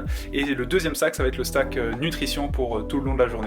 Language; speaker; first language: French; native; French